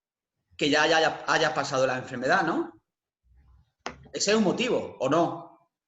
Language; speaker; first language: Spanish; native; Spanish